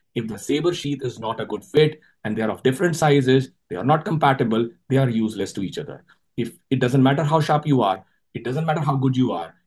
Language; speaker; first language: English; non-native, local second language; Urdu